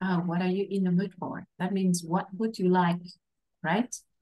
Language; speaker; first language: English; non-native, fluent; Vietnamese